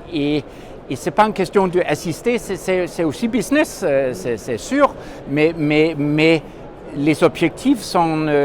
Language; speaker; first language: French; non-native, fluent; Danish